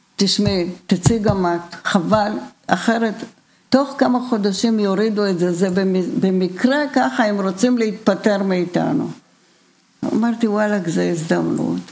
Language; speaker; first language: Hebrew; early bilingual, other home language; Bulgarian